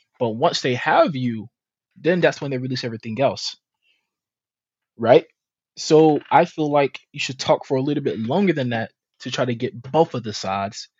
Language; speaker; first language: English; native; English